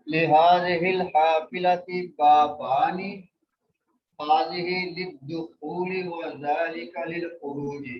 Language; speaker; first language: Arabic; non-native, learner; Urdu